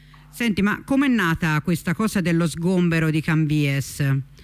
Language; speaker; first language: Italian; native; Italian